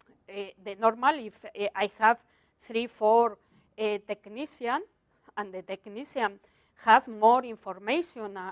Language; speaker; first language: English; non-native, learner; Spanish